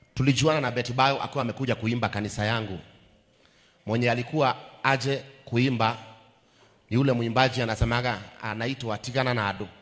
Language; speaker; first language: Swahili; native; Swahili